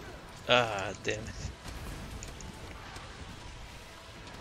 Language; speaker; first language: English; native; English